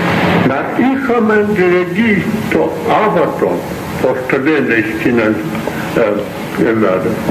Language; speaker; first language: Greek; non-native, fluent; Russian